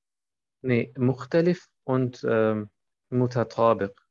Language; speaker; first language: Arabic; non-native, fluent; German